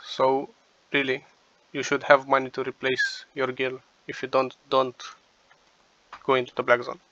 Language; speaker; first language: English; non-native, fluent; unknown